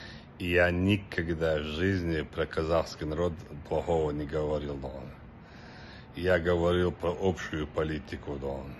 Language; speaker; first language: Russian; non-native, local second language; Chechen